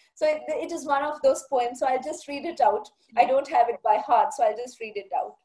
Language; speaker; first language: English; non-native, local second language; Punjabi